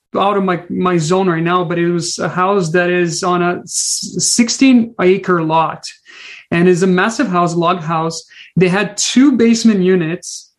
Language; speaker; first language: English; non-native, fluent; Portuguese